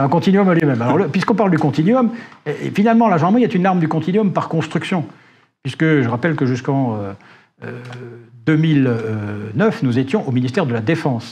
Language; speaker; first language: French; native; French